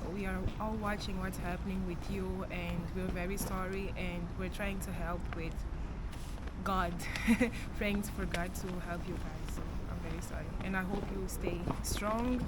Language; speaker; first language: English; non-native, fluent; Korean